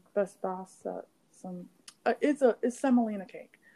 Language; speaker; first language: English; native; English